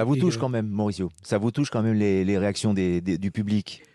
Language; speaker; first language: French; native; French